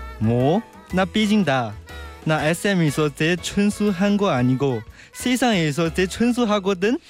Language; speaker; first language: Korean; non-native, learner; Chinese